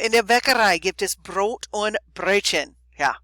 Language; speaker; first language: German; non-native, fluent; English